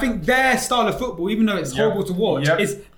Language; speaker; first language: English; native; English